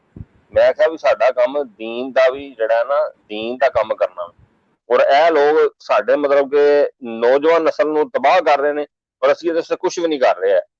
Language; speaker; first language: Urdu; non-native, local second language; Punjabi